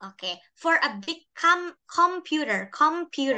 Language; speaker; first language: English; non-native, fluent; Indonesian